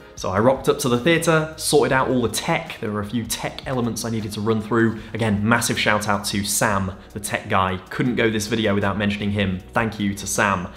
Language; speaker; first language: English; native; English